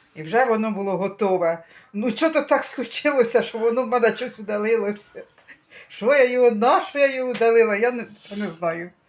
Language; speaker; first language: Ukrainian; native; Ukrainian